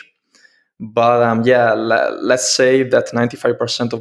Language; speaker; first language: English; non-native, fluent; Italian